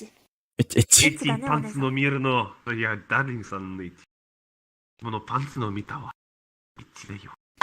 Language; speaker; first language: Japanese; non-native, learner; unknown